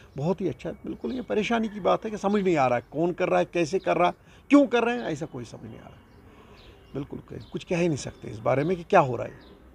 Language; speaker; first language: Hindi; non-native, local second language; Kashmiri